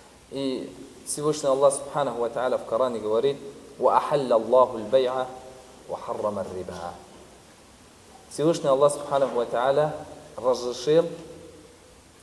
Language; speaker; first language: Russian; non-native, fluent; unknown